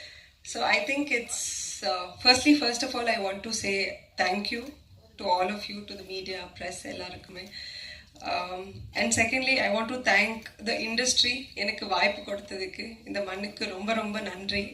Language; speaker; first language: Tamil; non-native, fluent; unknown